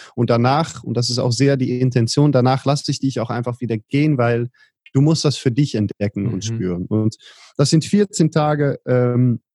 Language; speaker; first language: German; non-native, fluent; Dutch